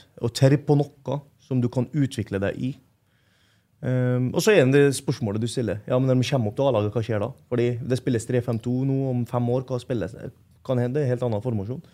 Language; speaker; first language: Norwegian; non-native, fluent; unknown